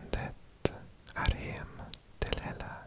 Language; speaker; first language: Swedish; non-native, learner; English